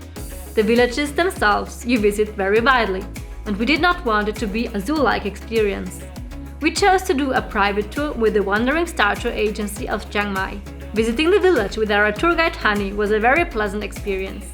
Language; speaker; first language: English; non-native, fluent; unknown